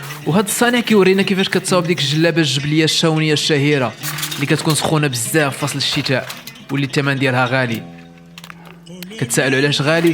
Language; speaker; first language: Arabic; native; Arabic